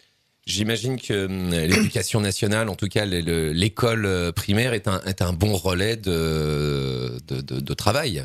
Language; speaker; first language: French; native; French